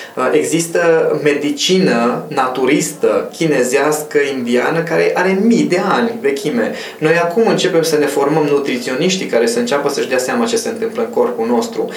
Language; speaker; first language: Romanian; non-native, local second language; Hungarian